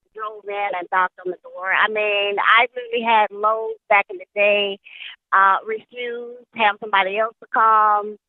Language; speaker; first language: English; native; English